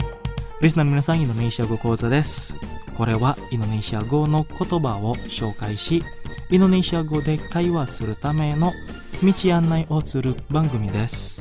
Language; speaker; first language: Japanese; non-native, fluent; Indonesian